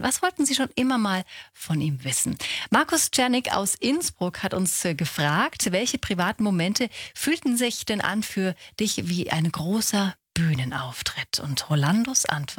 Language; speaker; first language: German; native; German